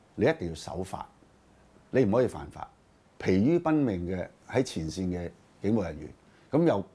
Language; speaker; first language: Cantonese; native; Cantonese